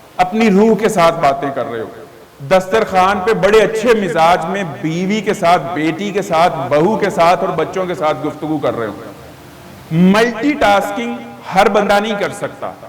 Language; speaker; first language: Urdu; native; Urdu